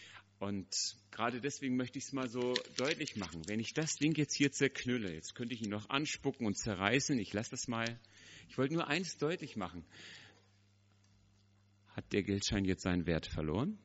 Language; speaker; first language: German; native; German